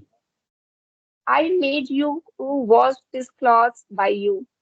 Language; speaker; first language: English; non-native, local second language; Hindi